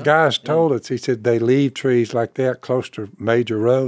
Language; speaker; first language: English; native; English